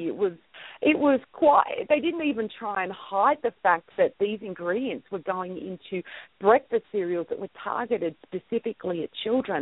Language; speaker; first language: English; native; English